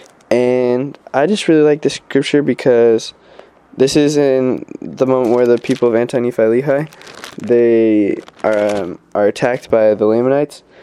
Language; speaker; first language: English; native; English